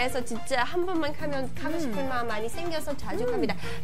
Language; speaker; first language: Korean; non-native, learner; English